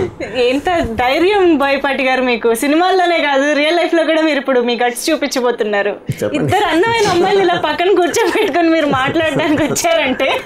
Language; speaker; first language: Telugu; native; Telugu